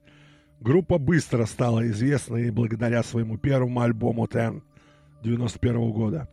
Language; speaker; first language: Russian; native; Russian